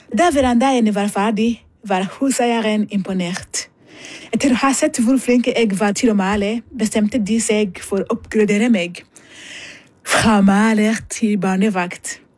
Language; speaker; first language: Norwegian; non-native, fluent; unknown